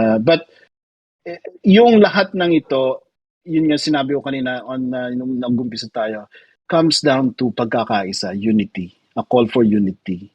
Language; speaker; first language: Filipino; non-native, local second language; Iloko